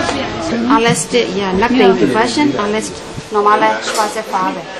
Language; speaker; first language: German; non-native, learner; Burmese